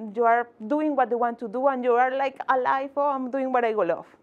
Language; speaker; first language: English; non-native, fluent; Spanish